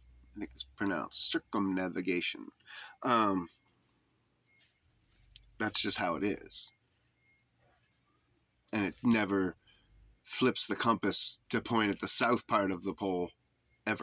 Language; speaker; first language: English; native; English